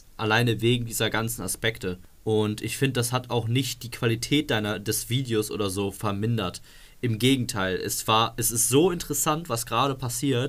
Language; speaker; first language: German; native; German